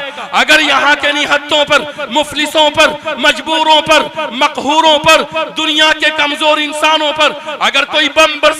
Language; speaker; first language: Urdu; native; Urdu